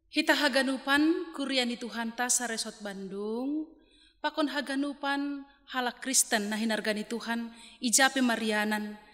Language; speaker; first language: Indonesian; non-native, local second language; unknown